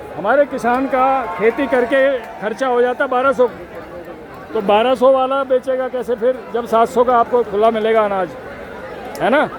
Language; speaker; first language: Hindi; native; Hindi